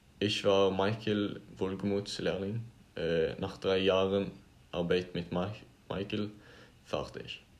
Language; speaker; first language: German; non-native, learner; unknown